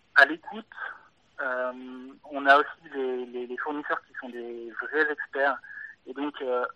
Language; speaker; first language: French; native; French